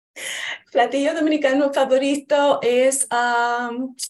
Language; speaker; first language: Spanish; early bilingual, heritage; Spanish